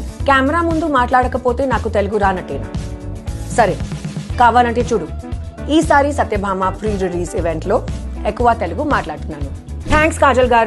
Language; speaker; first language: Telugu; non-native, fluent; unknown